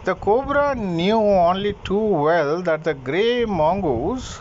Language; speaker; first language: English; non-native, local second language; Hindi